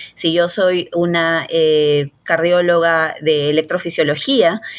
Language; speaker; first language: Spanish; native; Spanish